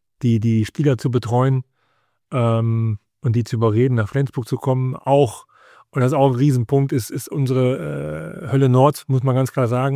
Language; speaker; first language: German; native; German